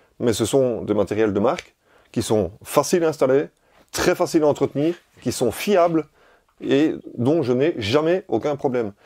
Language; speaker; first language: French; native; French